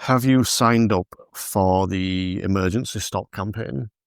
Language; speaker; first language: English; native; English